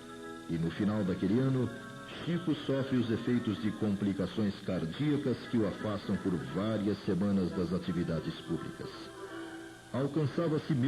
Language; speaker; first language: Portuguese; native; Portuguese